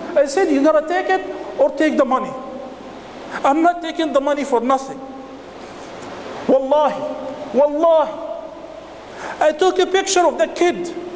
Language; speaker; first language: English; non-native, fluent; Arabic